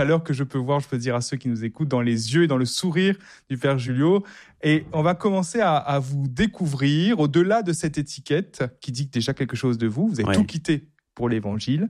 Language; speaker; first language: French; native; French